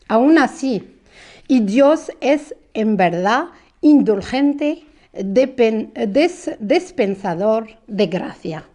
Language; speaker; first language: Spanish; non-native, fluent; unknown